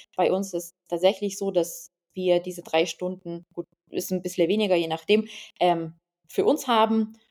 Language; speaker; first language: German; non-native, fluent; Lithuanian